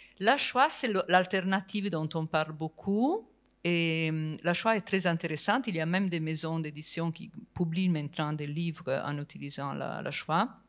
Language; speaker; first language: French; non-native, fluent; Italian